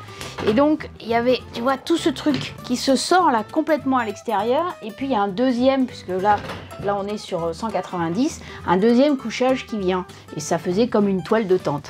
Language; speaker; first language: French; native; French